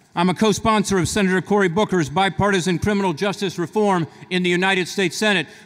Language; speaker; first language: English; native; English